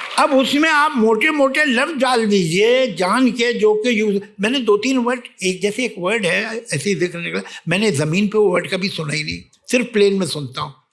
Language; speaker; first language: Urdu; native; Urdu